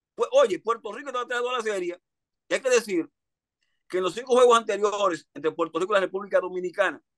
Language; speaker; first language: Spanish; native; Spanish